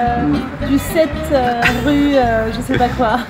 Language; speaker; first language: French; native; French